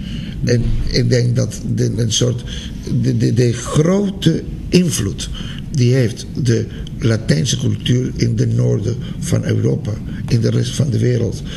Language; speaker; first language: Dutch; non-native, fluent; Spanish